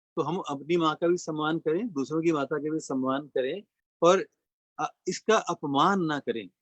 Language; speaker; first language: Hindi; non-native, local second language; Punjabi